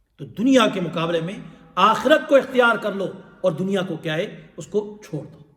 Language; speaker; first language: Urdu; non-native, local second language; Pashto